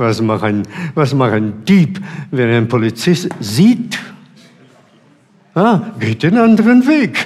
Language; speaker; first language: German; non-native, fluent; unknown